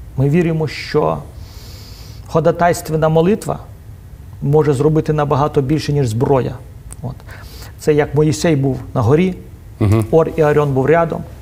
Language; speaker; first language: Ukrainian; non-native, local second language; Russian